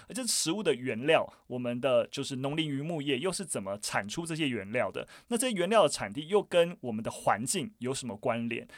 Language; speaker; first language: Chinese; native; Chinese